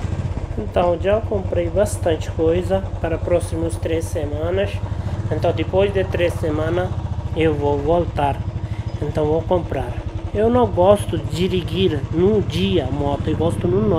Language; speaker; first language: Portuguese; non-native, learner; Hindi